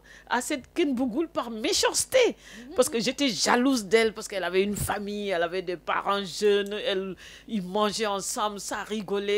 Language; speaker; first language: French; non-native, local second language; Wolof